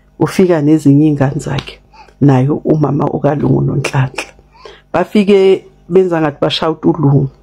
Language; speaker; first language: Zulu; native; Zulu